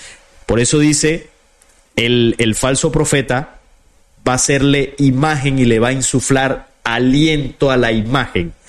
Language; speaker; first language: Spanish; native; Spanish